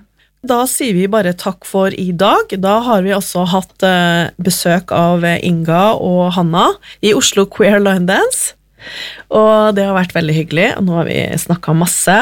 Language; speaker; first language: Norwegian; native; Norwegian